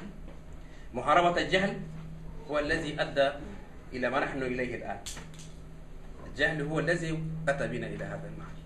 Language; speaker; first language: Arabic; non-native, local second language; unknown